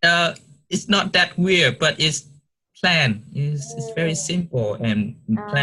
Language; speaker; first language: English; non-native, learner; Vietnamese